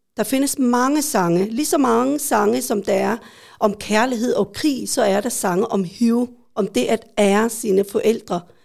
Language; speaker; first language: Danish; early bilingual, other home language; Vietnamese